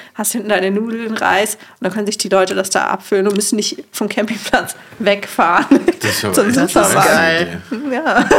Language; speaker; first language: German; native; German